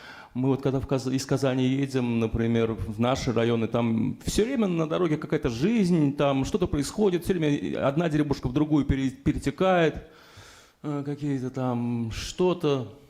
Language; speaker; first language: Russian; native; Russian